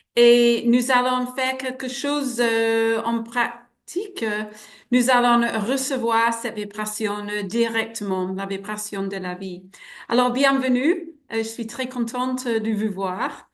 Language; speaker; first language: French; non-native, fluent; English